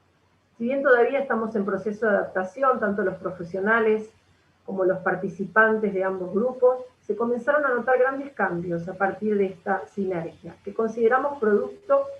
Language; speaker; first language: Spanish; native; Spanish